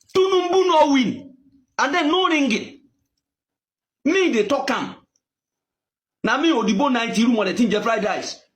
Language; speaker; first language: Nigerian Pidgin; non-native, local second language; Yoruba